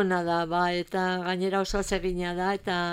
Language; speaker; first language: Basque; non-native, learner; Spanish